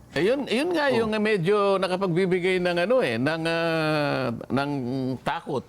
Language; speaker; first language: Filipino; native; Filipino